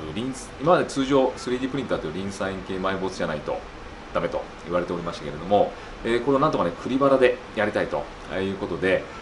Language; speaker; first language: Japanese; native; Japanese